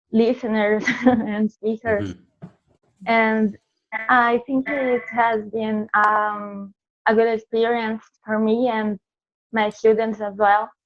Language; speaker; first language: English; non-native, fluent; Portuguese